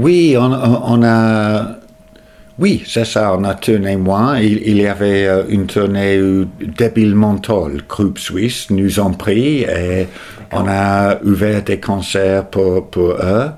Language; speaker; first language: French; non-native, fluent; English